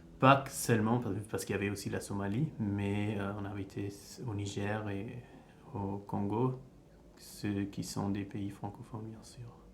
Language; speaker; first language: French; early bilingual, heritage; French